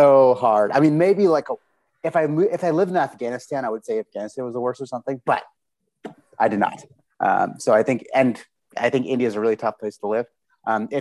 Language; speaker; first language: English; native; English